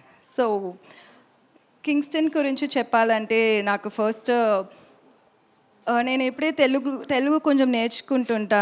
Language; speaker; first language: Telugu; non-native, learner; Tamil